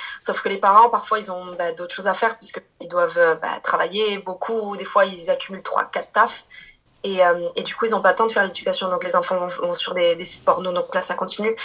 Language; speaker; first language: French; early bilingual, other home language; Portuguese